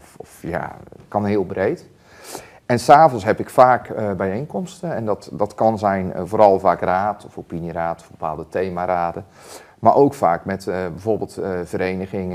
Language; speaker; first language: Dutch; native; Dutch